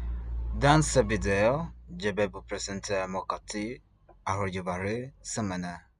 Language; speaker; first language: French; non-native, learner; Spanish